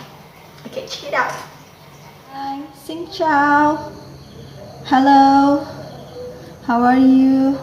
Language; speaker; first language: English; non-native, fluent; Indonesian